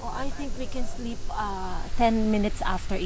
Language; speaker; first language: English; non-native, fluent; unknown